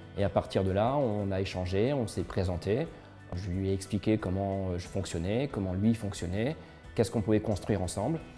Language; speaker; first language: French; native; French